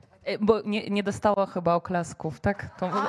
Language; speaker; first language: Polish; non-native, fluent; Ukrainian